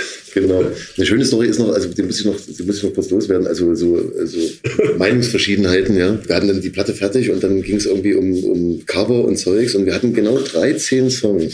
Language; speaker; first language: German; native; German